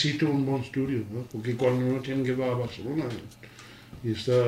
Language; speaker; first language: Spanish; non-native, learner; English